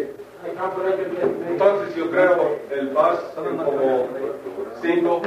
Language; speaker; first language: Spanish; non-native, fluent; English